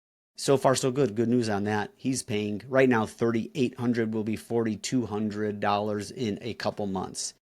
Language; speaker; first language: English; native; English